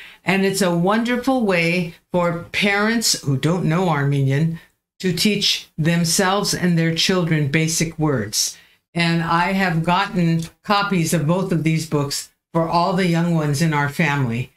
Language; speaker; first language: English; native; English